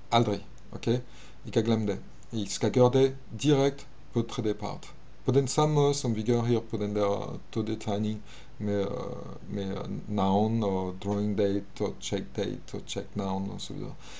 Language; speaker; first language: Danish; non-native, fluent; French